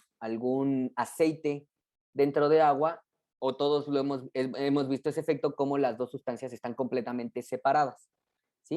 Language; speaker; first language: Spanish; native; Spanish